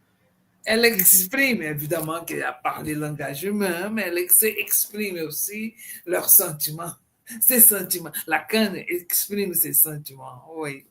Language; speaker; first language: French; non-native, fluent; Portuguese